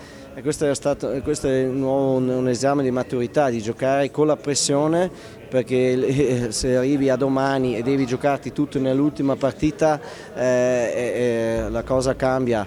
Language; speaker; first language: Italian; non-native, local second language; German